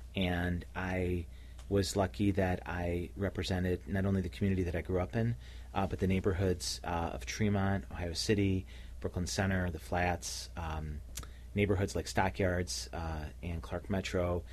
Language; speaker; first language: English; native; English